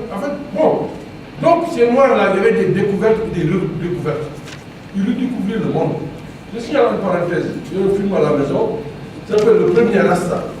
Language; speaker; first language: French; non-native, local second language; Wolof